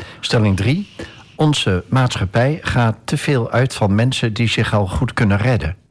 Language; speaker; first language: Dutch; native; Dutch